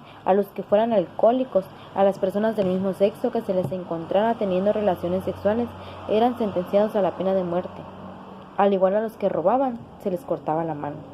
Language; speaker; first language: Spanish; native; Spanish